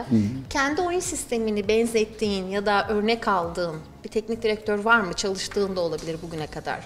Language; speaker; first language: Turkish; native; Turkish